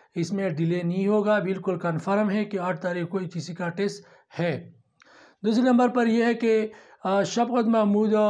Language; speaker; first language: Urdu; non-native, local second language; Pashto